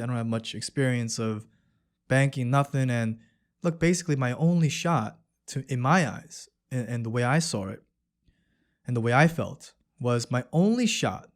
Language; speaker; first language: English; early bilingual, other home language; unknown